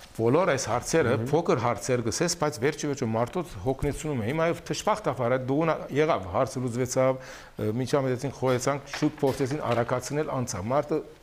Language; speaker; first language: Armenian; early bilingual, heritage; Armenian